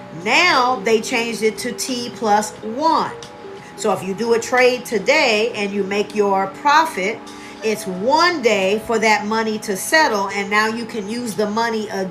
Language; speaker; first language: English; native; English